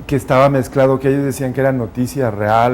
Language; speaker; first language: Spanish; native; Spanish